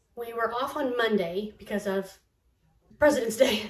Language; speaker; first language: English; native; English